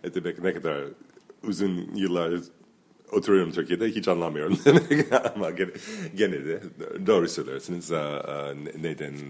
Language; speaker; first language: Turkish; non-native, fluent; English